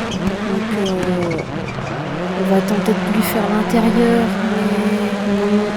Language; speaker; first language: French; native; French